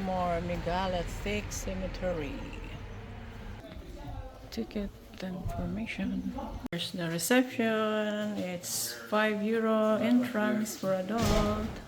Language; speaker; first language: English; non-native, local second language; Filipino